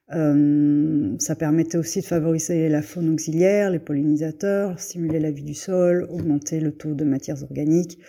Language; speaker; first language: French; native; French